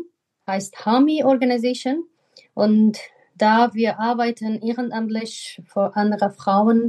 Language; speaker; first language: German; non-native, fluent; Persian